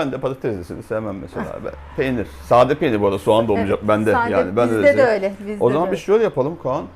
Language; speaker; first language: Turkish; native; Turkish